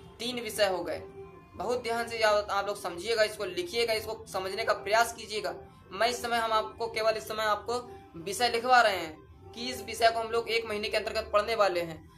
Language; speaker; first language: Hindi; native; Hindi